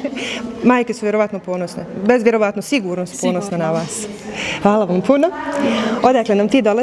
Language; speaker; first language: Bosnian; native; Bosnian